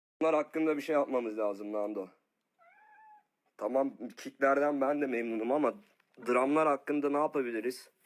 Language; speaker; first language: Turkish; native; Turkish